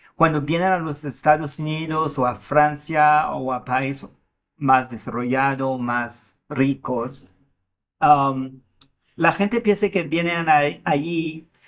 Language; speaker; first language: Spanish; non-native, fluent; French